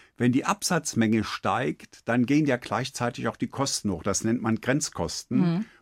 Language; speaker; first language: German; native; German